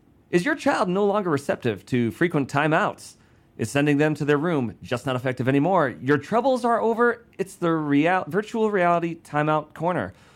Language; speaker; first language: English; native; English